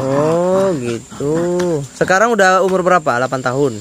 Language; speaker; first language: Indonesian; native; Indonesian